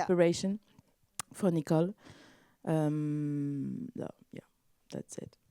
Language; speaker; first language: English; non-native, learner; French